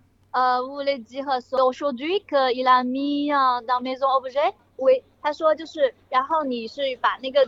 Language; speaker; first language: French; non-native, learner; Chinese